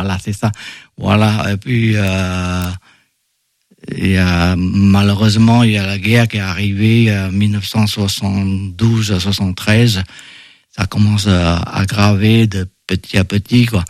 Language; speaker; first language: French; non-native, fluent; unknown